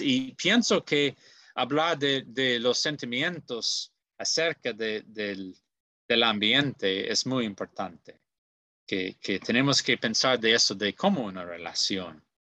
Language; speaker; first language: Spanish; non-native, learner; English